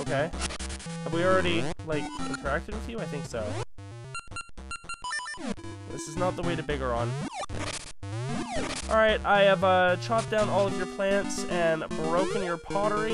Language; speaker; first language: English; native; English